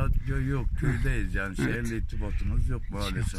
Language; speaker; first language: Turkish; native; Turkish